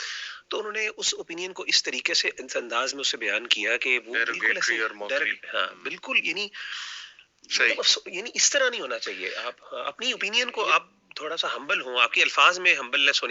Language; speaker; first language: Urdu; native; Urdu